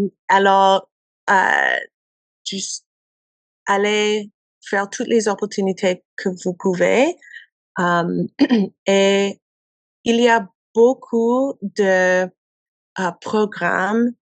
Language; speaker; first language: French; non-native, learner; English